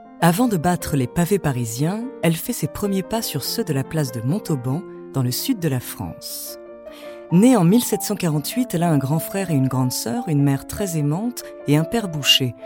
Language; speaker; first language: French; native; French